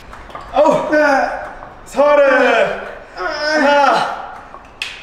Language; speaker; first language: Korean; native; Korean